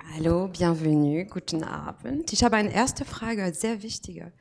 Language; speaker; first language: German; non-native, learner; French